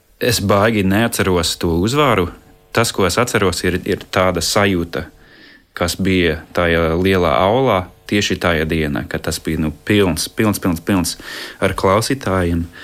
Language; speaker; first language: Latvian; non-native, fluent; English